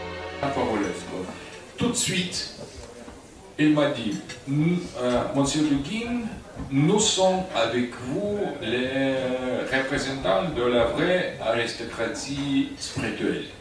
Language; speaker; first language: French; non-native, fluent; Russian